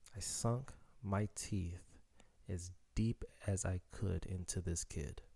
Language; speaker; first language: English; early bilingual, other home language; Haitian Creole